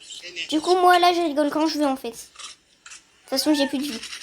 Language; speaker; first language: French; native; French